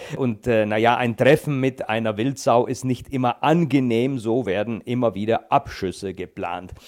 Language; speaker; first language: German; non-native, fluent; Czech